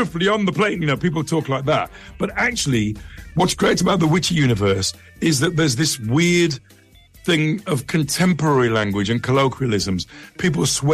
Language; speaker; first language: English; native; English